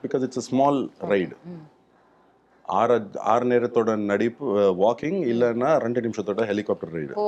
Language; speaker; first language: Tamil; non-native, local second language; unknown